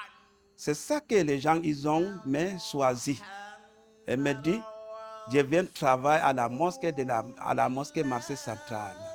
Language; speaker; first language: French; non-native, local second language; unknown